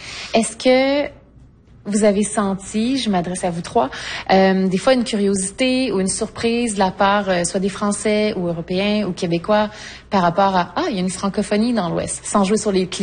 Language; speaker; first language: French; native; French